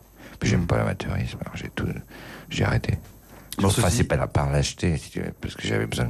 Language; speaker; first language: French; native; French